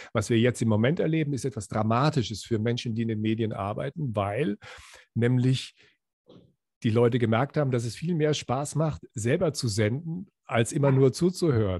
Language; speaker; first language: German; native; German